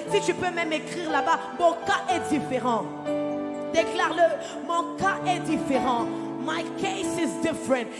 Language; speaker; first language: French; non-native, local second language; Lingala